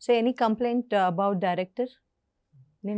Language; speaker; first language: Kannada; native; Kannada